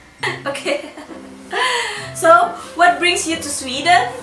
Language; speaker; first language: English; non-native, learner; Indonesian